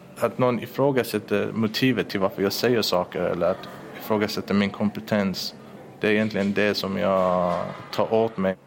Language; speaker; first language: Swedish; early bilingual, other home language; Persian